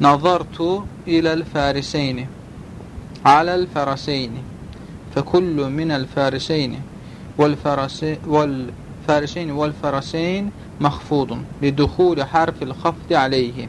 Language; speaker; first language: Arabic; non-native, fluent; Azerbaijani